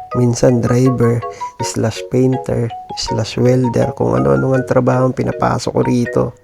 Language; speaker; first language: Filipino; native; Filipino